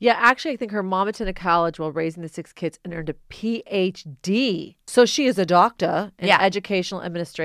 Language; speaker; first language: English; native; English